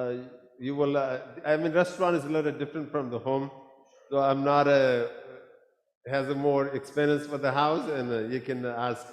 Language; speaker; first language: English; non-native, local second language; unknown